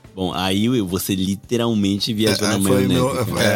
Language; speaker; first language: Portuguese; native; Portuguese